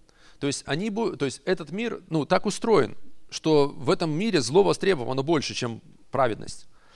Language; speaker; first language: Russian; native; Russian